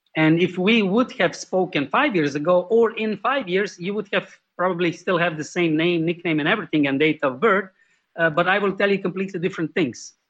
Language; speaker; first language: English; non-native, fluent; Slovenian